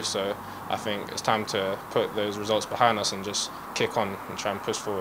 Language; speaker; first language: English; native; English